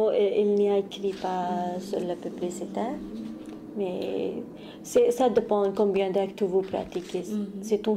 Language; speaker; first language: French; non-native, learner; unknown